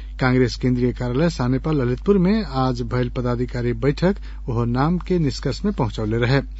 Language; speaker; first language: Bhojpuri; non-native, local second language; Nepali